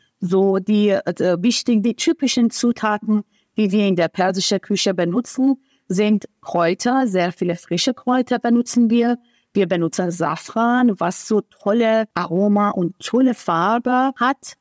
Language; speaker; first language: German; non-native, fluent; Persian